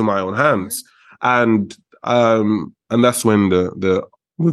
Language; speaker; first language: English; non-native, local second language; Yoruba